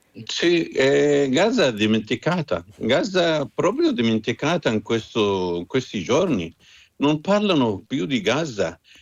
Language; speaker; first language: Italian; non-native, fluent; Arabic